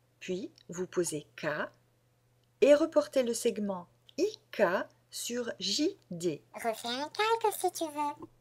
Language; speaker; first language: French; native; French